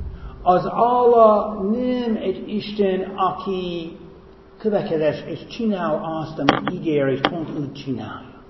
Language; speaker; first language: Hungarian; non-native, fluent; English